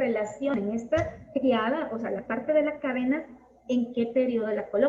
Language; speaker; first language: Spanish; native; Spanish